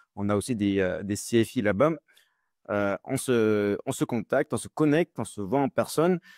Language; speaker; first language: French; native; French